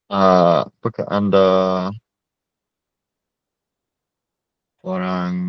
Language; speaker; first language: Indonesian; non-native, learner; English